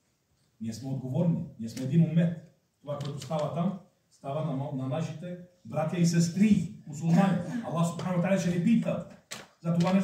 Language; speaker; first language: Bulgarian; non-native, fluent; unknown